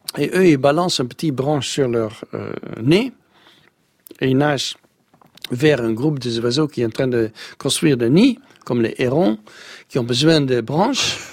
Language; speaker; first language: French; non-native, fluent; Dutch